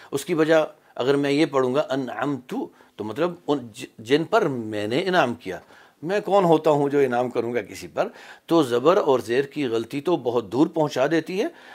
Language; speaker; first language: Urdu; native; Urdu